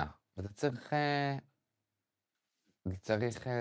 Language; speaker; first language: Hebrew; native; Hebrew